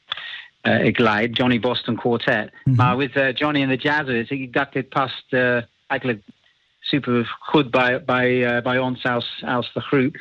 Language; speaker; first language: Dutch; non-native, learner; English